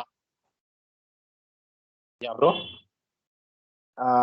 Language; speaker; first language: English; non-native, learner; Telugu